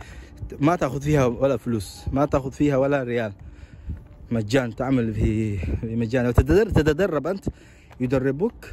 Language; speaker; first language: Arabic; non-native, local second language; Somali